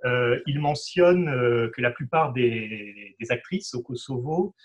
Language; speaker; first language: French; native; French